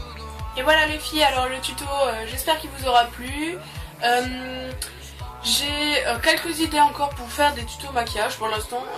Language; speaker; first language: French; native; French